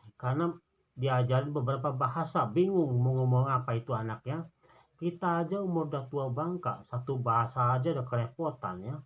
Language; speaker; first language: Indonesian; non-native, local second language; Sundanese